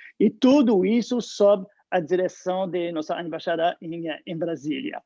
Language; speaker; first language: Portuguese; non-native, fluent; French